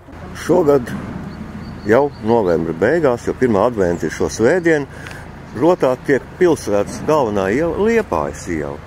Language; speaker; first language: Latvian; native; Latvian